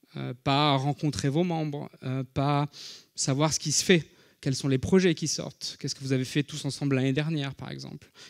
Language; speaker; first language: French; native; French